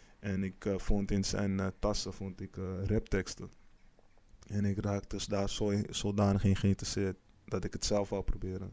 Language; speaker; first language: Dutch; native; Dutch